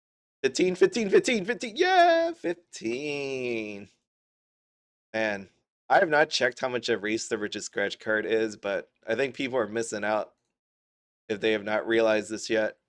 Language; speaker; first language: English; native; English